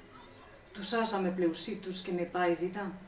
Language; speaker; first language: French; non-native, fluent; Spanish